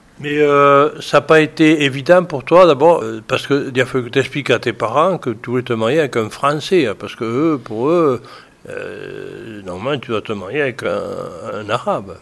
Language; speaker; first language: French; native; French